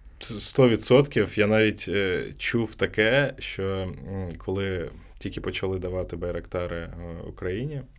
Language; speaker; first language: Ukrainian; non-native, local second language; Crimean Tatar